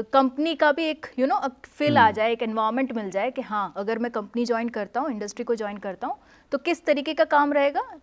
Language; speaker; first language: Hindi; non-native, local second language; Gujarati